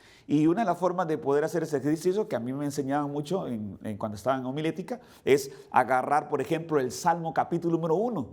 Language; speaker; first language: Spanish; native; Spanish